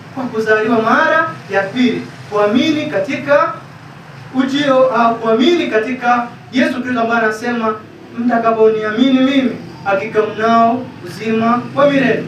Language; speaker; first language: Swahili; native; Swahili